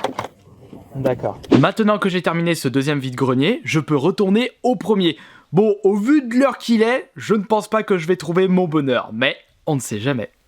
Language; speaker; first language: French; native; French